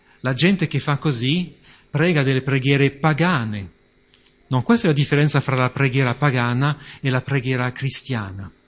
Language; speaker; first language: Italian; non-native, fluent; French